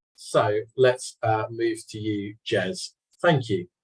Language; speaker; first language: English; native; English